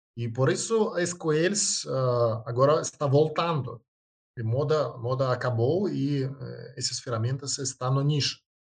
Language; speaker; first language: Portuguese; non-native, learner; Russian